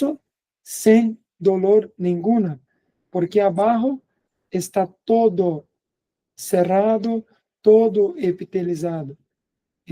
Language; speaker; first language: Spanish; non-native, fluent; Portuguese